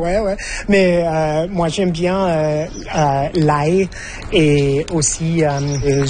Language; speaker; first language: French; non-native, fluent; English